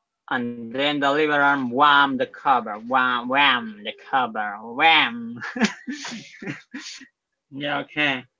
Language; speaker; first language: English; non-native, learner; Spanish